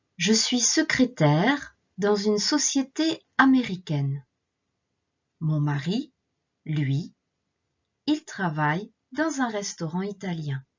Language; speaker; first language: French; native; French